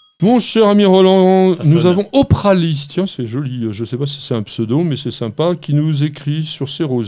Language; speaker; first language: French; native; French